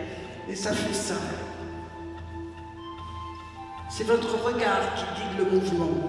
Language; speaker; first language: French; native; French